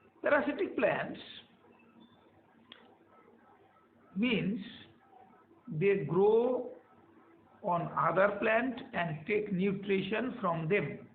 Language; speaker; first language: English; non-native, local second language; Bangla